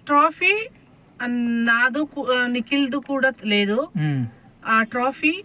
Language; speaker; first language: Telugu; non-native, learner; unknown